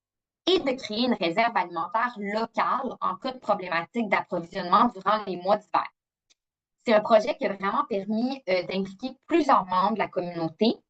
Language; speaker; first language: French; native; French